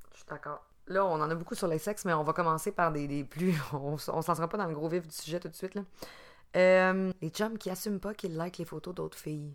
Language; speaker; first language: French; native; French